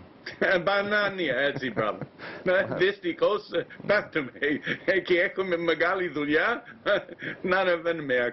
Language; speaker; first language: Greek; non-native, fluent; English